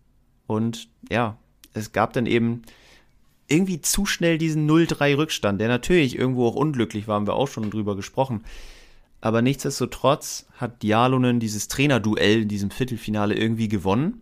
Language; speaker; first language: German; native; German